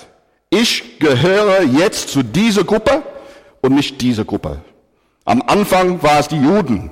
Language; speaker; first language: German; non-native, fluent; English